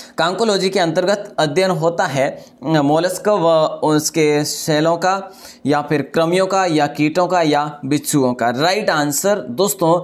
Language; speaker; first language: Hindi; native; Hindi